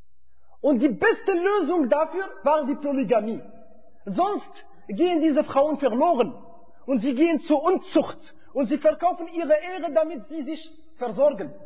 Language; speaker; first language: German; non-native, fluent; Arabic